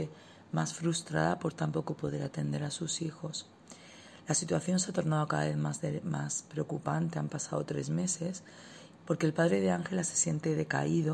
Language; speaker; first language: Spanish; native; Spanish